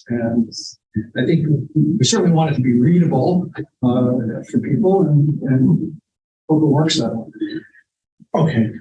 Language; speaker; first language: English; native; English